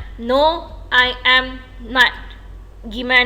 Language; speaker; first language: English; non-native, fluent; Indonesian